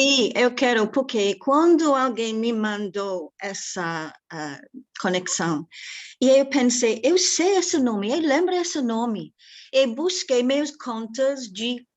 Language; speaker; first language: Portuguese; non-native, fluent; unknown